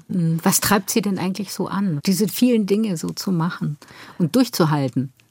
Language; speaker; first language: German; native; German